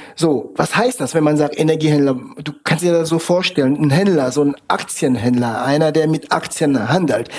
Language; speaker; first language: German; non-native, fluent; French